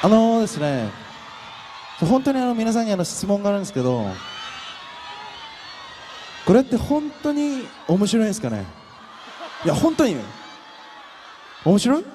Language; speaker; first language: Japanese; non-native, fluent; Korean